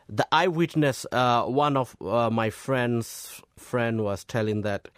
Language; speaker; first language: English; non-native, fluent; Burmese